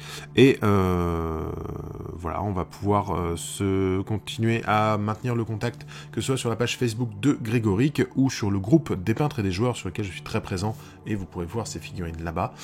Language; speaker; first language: French; native; French